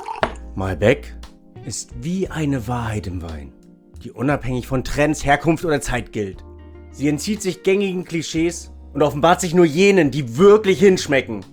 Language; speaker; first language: German; native; German